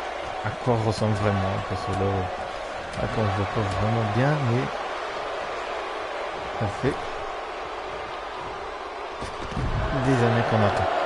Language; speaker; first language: French; native; French